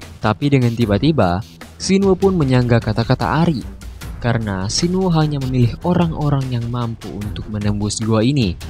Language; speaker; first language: Indonesian; native; Indonesian